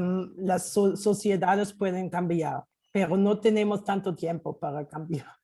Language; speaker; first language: Spanish; non-native, fluent; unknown